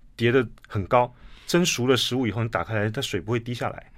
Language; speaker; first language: Chinese; native; Chinese